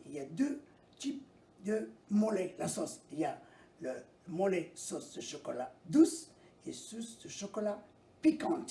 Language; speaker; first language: French; non-native, local second language; Arabic